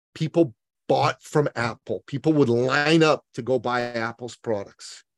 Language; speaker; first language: English; early bilingual, other home language; Persian